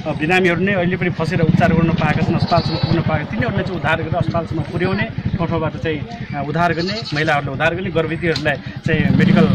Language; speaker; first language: Nepali; non-native, local second language; Maithili